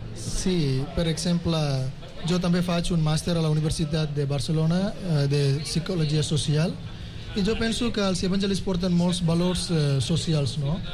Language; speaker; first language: Catalan; non-native, fluent; Tamil